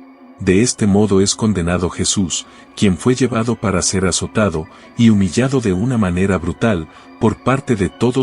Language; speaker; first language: Spanish; native; Spanish